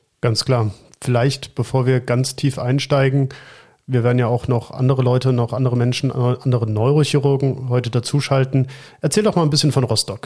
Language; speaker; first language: German; native; German